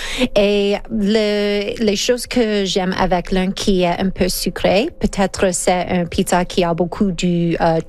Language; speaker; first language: French; non-native, learner; English